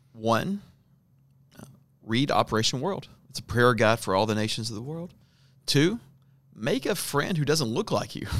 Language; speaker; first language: English; native; English